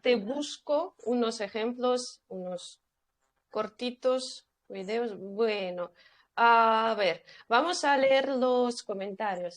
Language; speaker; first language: Spanish; non-native, fluent; Russian